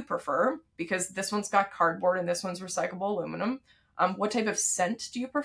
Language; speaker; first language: English; native; English